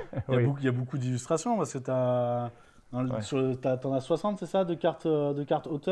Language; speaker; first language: French; native; French